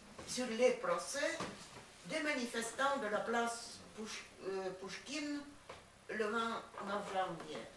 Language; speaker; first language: French; non-native, fluent; Russian